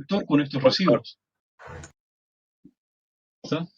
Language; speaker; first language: Spanish; native; Spanish